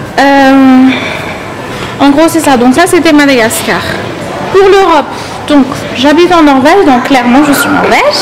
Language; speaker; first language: French; non-native, local second language; Malagasy